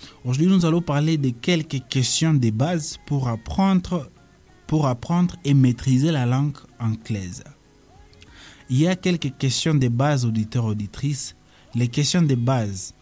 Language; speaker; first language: French; non-native, local second language; Swahili